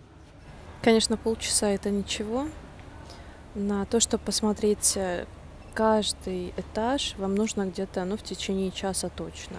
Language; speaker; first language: Russian; native; Russian